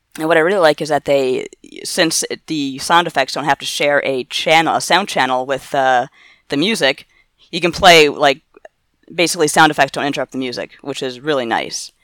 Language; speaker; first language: English; native; English